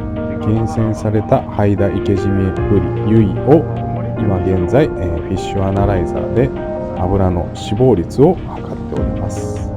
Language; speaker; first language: Japanese; native; Japanese